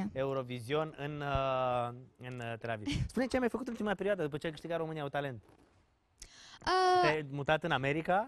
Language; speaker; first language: Romanian; native; Romanian